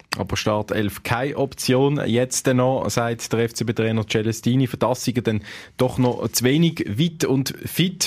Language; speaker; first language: German; native; German